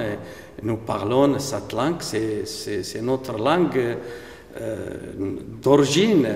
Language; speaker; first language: French; non-native, fluent; Aramaic